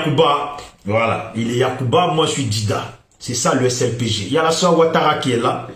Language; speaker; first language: French; native; French